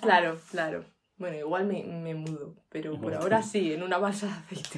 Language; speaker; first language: Spanish; native; Spanish